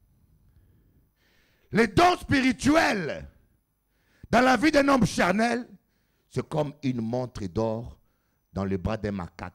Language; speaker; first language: French; non-native, local second language; Lingala